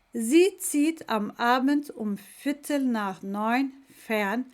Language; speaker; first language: German; non-native, fluent; Turkish